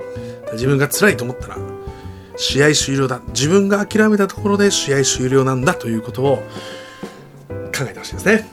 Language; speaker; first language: Japanese; native; Japanese